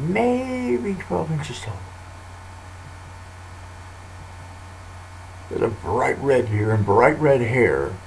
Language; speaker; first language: English; native; English